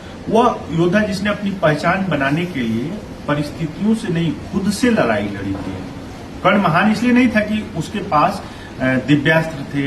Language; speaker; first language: Hindi; native; Hindi